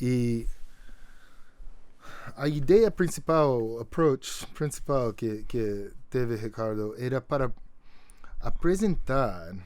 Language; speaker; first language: Portuguese; non-native, fluent; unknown